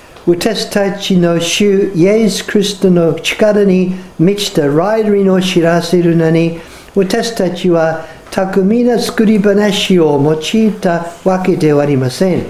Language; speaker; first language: Japanese; non-native, fluent; English